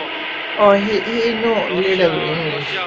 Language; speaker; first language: English; non-native, learner; Bangla